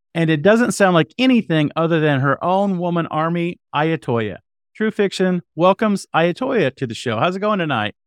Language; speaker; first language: English; native; English